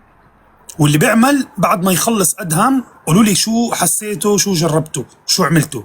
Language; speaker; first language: Arabic; native; Arabic